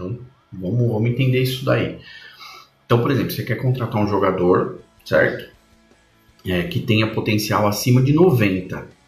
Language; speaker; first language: Portuguese; native; Portuguese